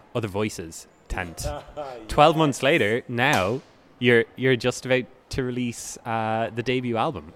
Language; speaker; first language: English; native; English